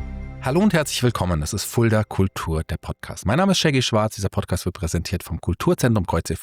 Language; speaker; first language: German; native; German